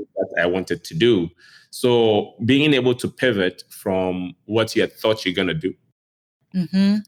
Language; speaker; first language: English; non-native, local second language; Akan